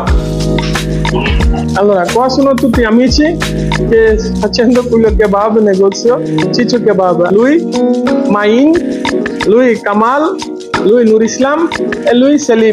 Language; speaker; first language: Italian; non-native, learner; Bangla